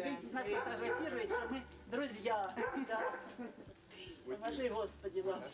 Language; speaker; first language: Russian; native; Russian